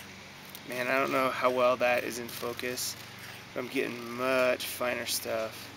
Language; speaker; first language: English; native; English